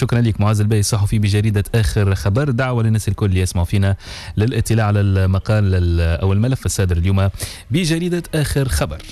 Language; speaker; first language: Arabic; native; Arabic